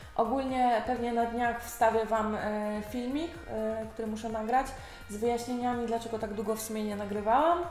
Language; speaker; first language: Polish; native; Polish